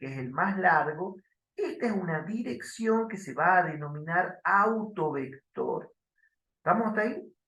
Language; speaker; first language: Spanish; native; Spanish